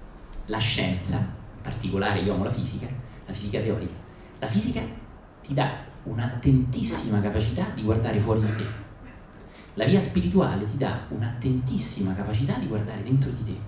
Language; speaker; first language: Italian; native; Italian